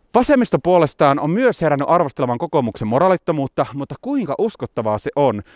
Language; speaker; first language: Finnish; native; Finnish